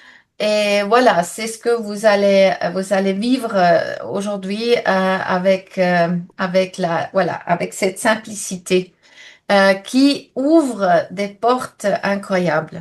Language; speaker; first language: French; non-native, fluent; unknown